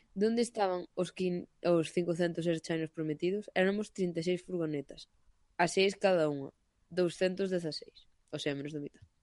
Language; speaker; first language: Galician; non-native, local second language; Spanish